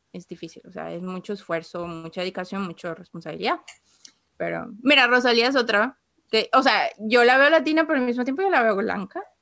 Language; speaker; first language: Spanish; native; Spanish